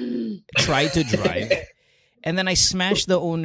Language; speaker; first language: English; non-native, local second language; Filipino